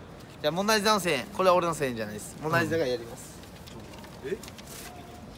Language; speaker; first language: Japanese; native; Japanese